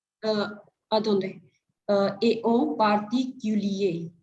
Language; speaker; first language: French; non-native, fluent; Hindi